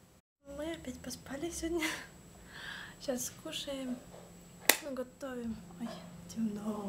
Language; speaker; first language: Russian; early bilingual, heritage; Russian